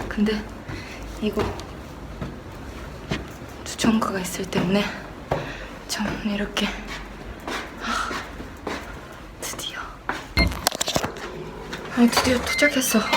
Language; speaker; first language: Korean; non-native, fluent; Japanese